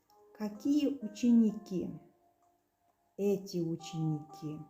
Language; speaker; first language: Russian; non-native, local second language; Kazakh